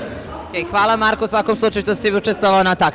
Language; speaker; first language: Bosnian; native; Bosnian